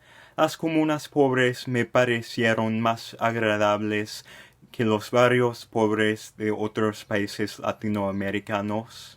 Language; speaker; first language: Spanish; non-native, fluent; English